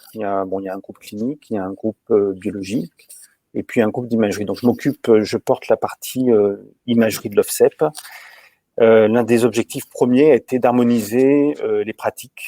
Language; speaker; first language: French; native; French